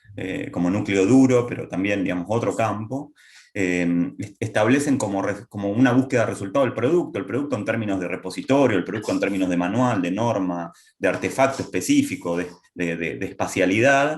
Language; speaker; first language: Spanish; native; Spanish